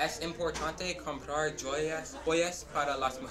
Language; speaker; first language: Spanish; non-native, learner; English